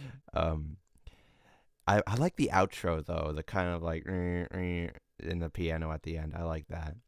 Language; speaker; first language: English; native; English